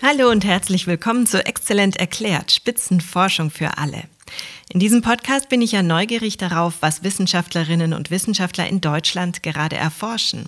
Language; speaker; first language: German; native; German